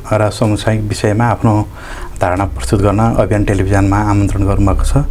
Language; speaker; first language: Nepali; native; Nepali